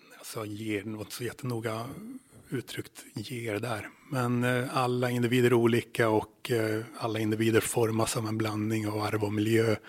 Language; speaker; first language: Swedish; native; Swedish